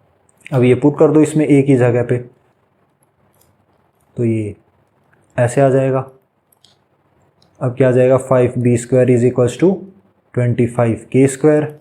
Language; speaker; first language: Hindi; native; Hindi